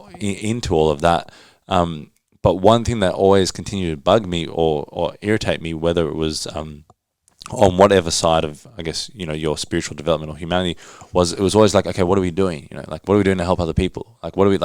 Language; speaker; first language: English; native; English